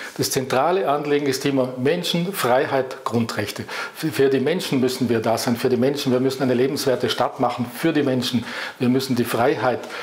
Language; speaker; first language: German; native; German